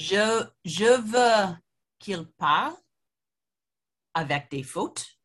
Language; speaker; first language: French; non-native, fluent; English